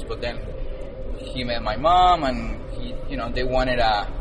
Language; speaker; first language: English; non-native, fluent; Spanish